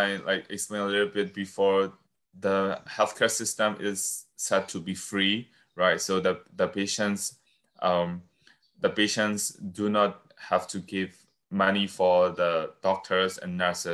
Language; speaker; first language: English; non-native, fluent; Burmese